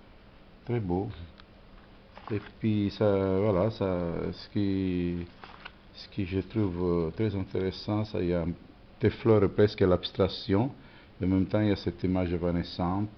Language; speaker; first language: French; non-native, fluent; Italian